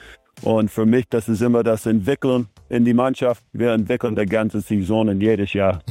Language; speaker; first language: German; non-native, fluent; English